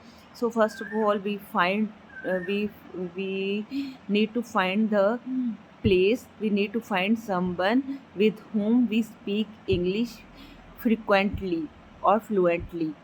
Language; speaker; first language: English; non-native, learner; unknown